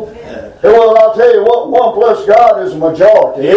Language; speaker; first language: English; native; English